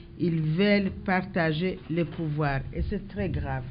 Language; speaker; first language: French; non-native, local second language; Swahili